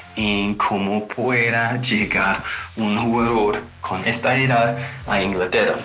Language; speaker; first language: Spanish; non-native, fluent; English